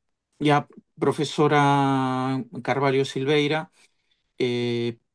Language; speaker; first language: Galician; non-native, fluent; Spanish